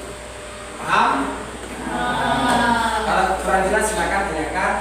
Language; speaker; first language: Indonesian; non-native, local second language; Balinese